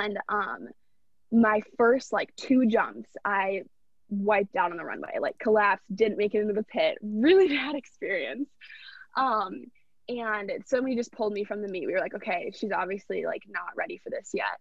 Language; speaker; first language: English; native; English